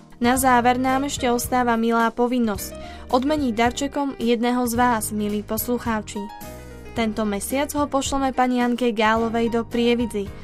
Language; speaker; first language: Slovak; native; Slovak